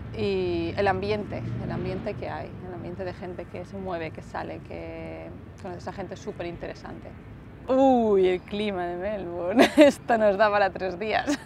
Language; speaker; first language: Spanish; native; Spanish